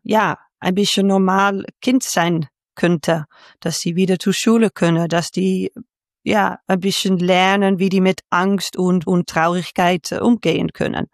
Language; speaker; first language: German; non-native, fluent; Dutch